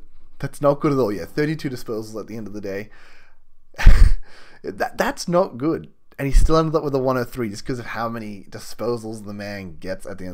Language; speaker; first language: English; native; English